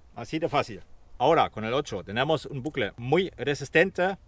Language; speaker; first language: Spanish; non-native, fluent; German